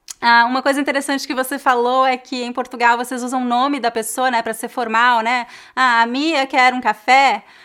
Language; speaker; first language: Portuguese; native; Portuguese